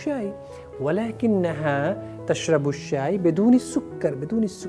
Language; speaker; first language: Arabic; non-native, fluent; Urdu